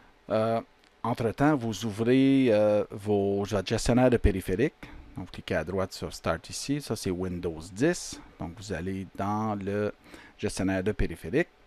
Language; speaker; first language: French; native; French